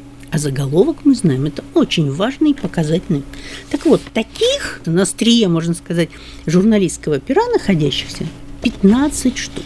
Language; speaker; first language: Russian; native; Russian